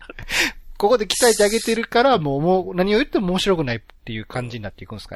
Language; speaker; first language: Japanese; native; Japanese